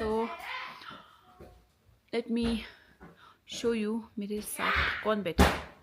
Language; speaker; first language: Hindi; non-native, local second language; Tibetan